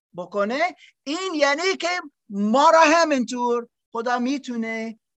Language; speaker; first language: Persian; non-native, learner; German